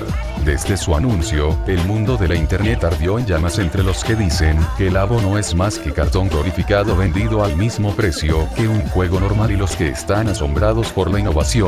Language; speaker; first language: Spanish; native; Spanish